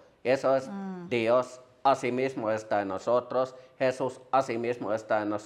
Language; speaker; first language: Spanish; non-native, learner; Finnish